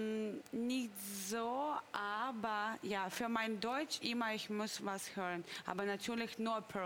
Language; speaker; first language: German; non-native, fluent; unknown